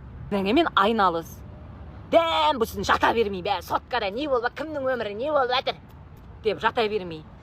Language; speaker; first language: Kazakh; native; Kazakh